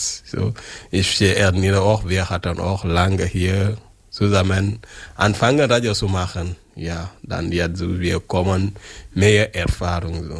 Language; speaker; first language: German; non-native, learner; French